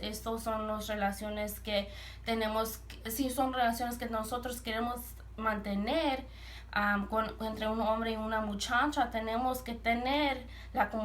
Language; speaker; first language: Spanish; early bilingual, heritage; Spanish